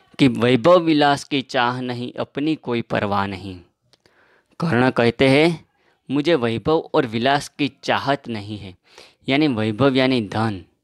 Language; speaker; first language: Hindi; non-native, local second language; Gujarati